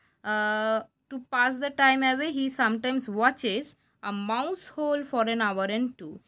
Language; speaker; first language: English; non-native, local second language; Bangla